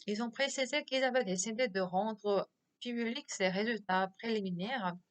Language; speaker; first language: French; non-native, fluent; Korean